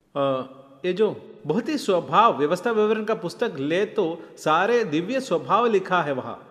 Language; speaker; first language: Hindi; non-native, local second language; Malayalam